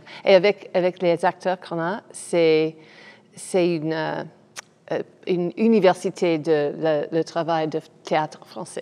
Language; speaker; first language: French; non-native, fluent; English